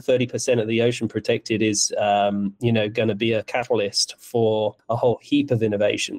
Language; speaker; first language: English; native; English